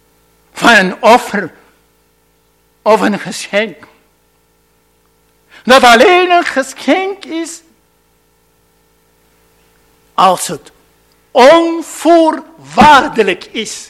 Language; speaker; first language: Dutch; non-native, fluent; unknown